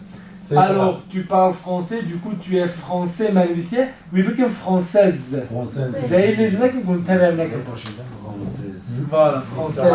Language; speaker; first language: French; non-native, fluent; Kurdish